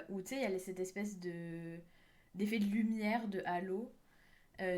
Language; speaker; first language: French; native; French